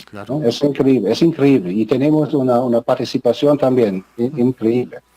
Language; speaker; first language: Spanish; non-native, fluent; German